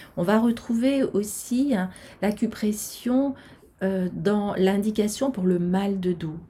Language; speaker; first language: French; native; French